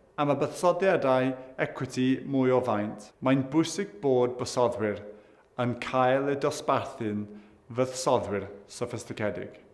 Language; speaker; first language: Welsh; non-native, local second language; English